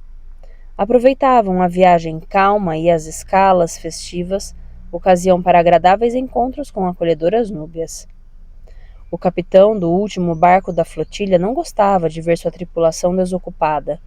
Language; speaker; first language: Portuguese; native; Portuguese